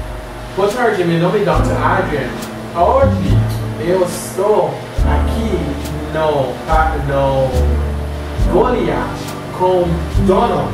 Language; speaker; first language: Portuguese; non-native, learner; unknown